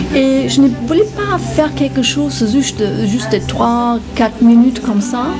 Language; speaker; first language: French; non-native, fluent; German